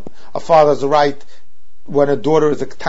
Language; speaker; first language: English; native; English